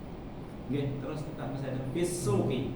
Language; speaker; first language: Indonesian; native; Indonesian